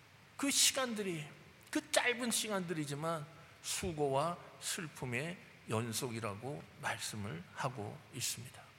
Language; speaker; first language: Korean; native; Korean